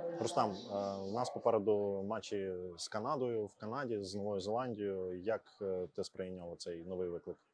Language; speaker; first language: Ukrainian; native; Ukrainian